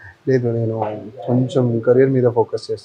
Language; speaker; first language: Telugu; non-native, fluent; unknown